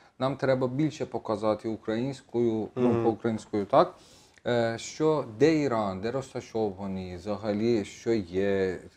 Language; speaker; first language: Ukrainian; non-native, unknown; Persian